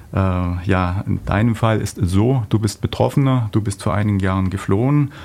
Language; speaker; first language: German; native; German